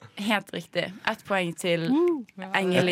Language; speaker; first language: Norwegian; native; Norwegian